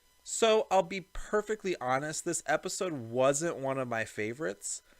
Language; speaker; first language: English; native; English